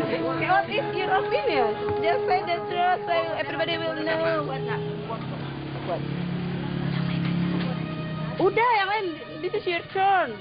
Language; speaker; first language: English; non-native, learner; Indonesian